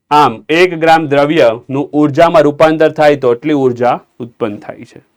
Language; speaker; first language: Hindi; non-native, local second language; Gujarati